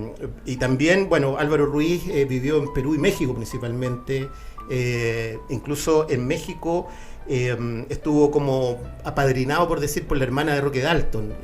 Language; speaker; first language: Spanish; native; Spanish